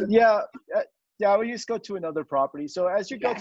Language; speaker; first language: English; native; English